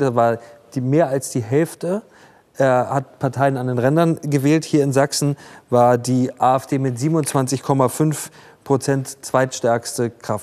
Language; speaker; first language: German; native; German